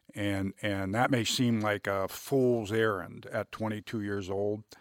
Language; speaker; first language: English; native; English